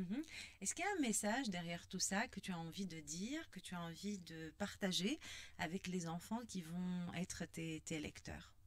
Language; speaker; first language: French; non-native, local second language; Arabic